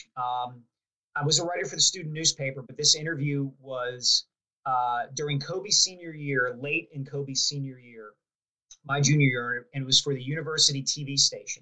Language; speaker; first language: English; native; English